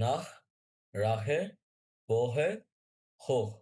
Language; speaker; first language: German; non-native, learner; Bangla